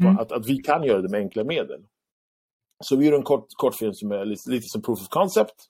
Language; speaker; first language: Swedish; early bilingual, other home language; Arabic